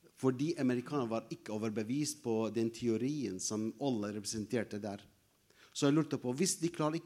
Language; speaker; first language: Norwegian; non-native, fluent; Arabic